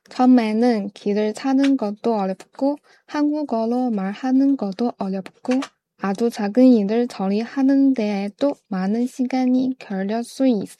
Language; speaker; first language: Korean; non-native, learner; Chinese